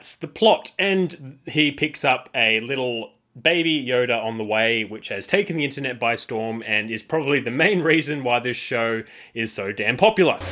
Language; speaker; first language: English; native; English